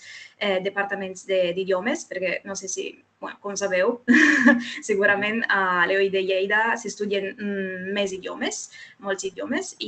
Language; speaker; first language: Catalan; non-native, fluent; Italian